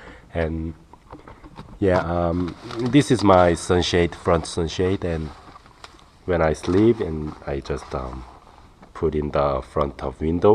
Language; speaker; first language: English; non-native, learner; Korean